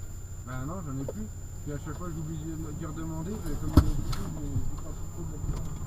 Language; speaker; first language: French; native; French